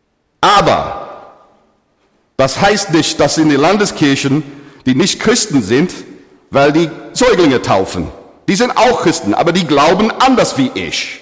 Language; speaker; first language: German; non-native, fluent; English